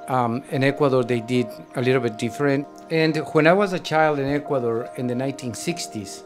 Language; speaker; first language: English; non-native, fluent; Spanish